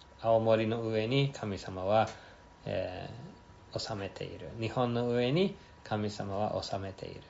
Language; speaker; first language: Japanese; non-native, fluent; English